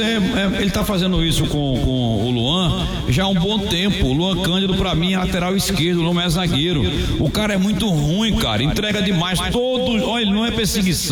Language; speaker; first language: Portuguese; native; Portuguese